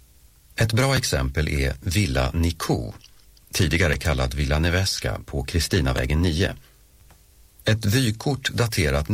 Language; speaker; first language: Swedish; native; Swedish